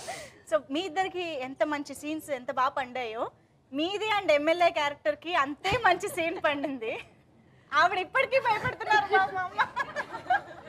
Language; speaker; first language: Telugu; native; Telugu